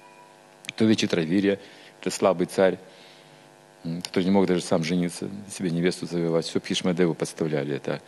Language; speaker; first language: Russian; native; Russian